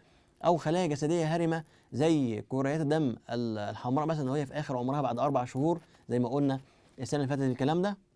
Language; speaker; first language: Arabic; native; Arabic